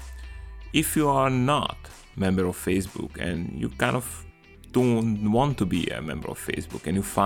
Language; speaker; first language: English; non-native, fluent; Hungarian